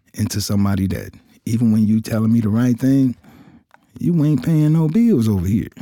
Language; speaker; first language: English; native; English